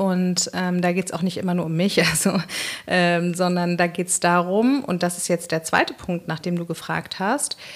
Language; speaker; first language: German; native; German